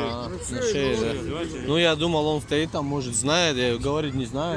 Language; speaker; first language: Russian; non-native, local second language; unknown